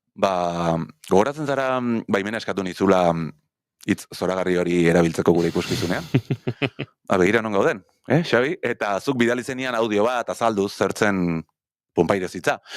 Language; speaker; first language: Basque; native; Basque